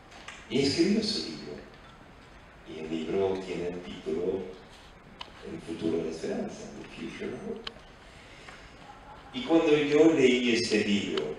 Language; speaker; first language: Spanish; non-native, fluent; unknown